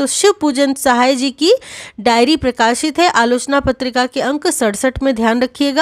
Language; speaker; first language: Hindi; native; Hindi